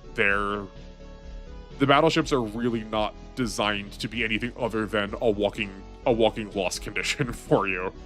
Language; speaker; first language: English; native; English